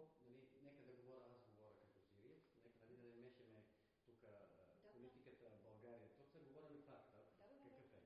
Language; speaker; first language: Bulgarian; non-native, fluent; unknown